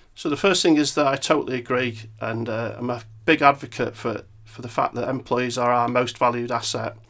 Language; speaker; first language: English; native; English